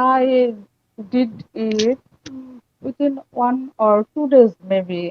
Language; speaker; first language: English; non-native, learner; Bangla